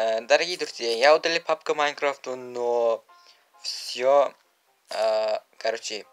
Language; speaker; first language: Russian; non-native, learner; Uzbek